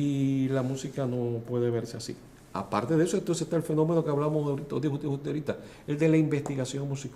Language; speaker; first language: Spanish; native; Spanish